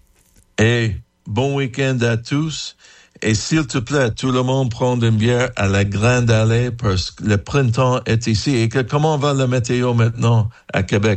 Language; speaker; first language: French; non-native, learner; English